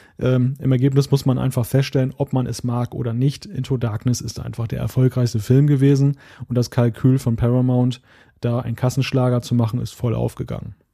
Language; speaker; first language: German; native; German